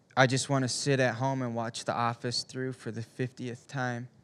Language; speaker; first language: English; native; English